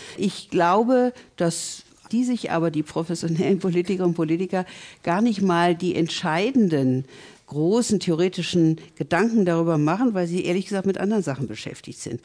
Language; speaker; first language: German; native; German